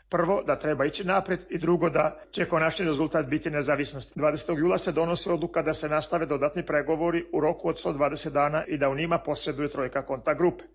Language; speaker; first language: Serbian; non-native, local second language; Albanian